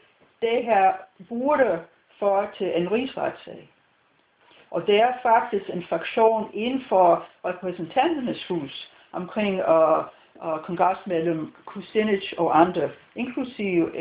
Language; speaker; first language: Danish; non-native, fluent; English